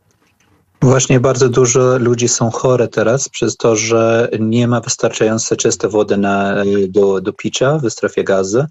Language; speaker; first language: Polish; non-native, learner; Arabic